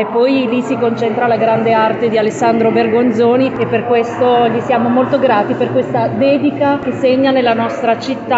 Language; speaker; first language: Italian; native; Italian